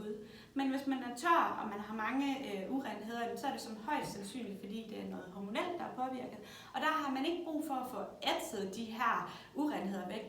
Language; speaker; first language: Danish; native; Danish